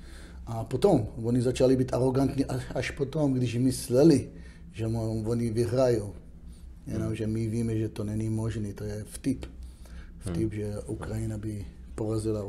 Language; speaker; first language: Czech; non-native, fluent; Hebrew